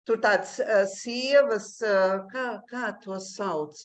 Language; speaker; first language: Latvian; early bilingual, heritage; Latvian